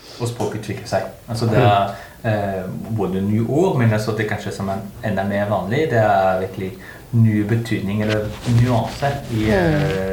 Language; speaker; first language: Norwegian; non-native, fluent; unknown